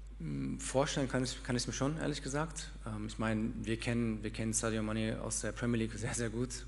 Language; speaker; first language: German; native; German